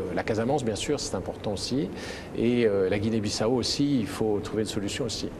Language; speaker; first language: French; native; French